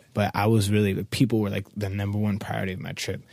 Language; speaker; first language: English; native; English